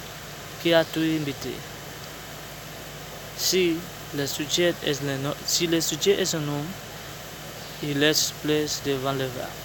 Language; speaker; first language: French; non-native, learner; Spanish